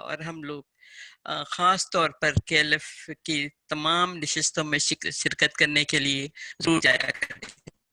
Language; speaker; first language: Urdu; native; Urdu